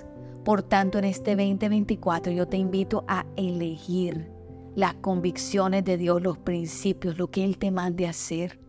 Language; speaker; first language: Spanish; native; Spanish